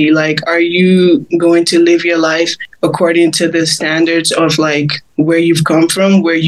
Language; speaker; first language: English; non-native, local second language; Igbo